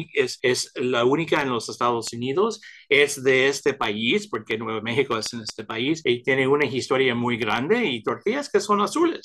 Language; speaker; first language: Spanish; early bilingual, heritage; Spanish